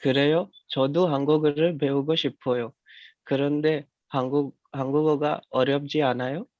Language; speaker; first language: Korean; non-native, learner; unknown